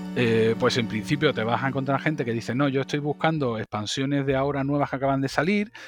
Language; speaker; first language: Spanish; native; Spanish